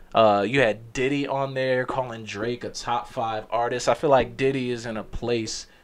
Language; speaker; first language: English; native; English